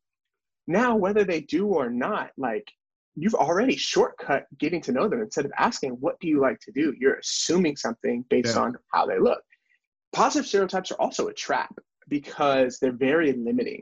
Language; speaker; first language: English; native; English